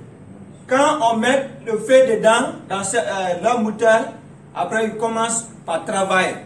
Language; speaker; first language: French; non-native, learner; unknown